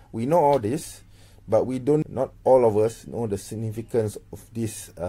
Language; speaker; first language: English; non-native, local second language; Malay